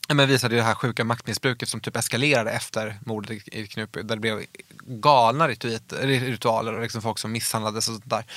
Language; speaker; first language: Swedish; native; Swedish